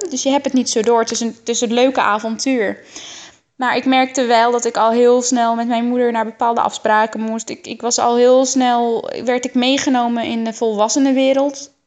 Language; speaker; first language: Dutch; early bilingual, other home language; Arabic